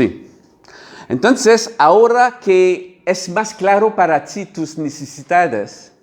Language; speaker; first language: Spanish; non-native, learner; French